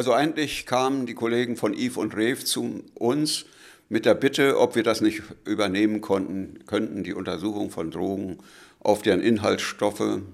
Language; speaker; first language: German; native; German